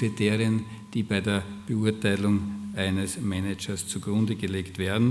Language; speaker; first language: German; native; German